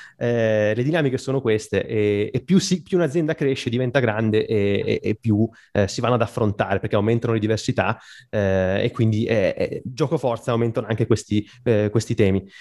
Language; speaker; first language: Italian; native; Italian